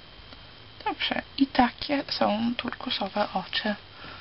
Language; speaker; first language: Polish; early bilingual, heritage; Polish